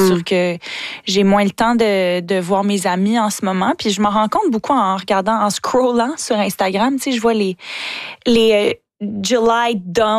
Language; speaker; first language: French; native; French